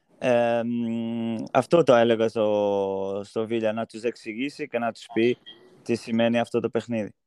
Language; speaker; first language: Greek; non-native, fluent; Portuguese